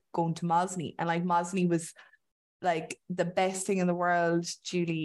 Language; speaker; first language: English; native; English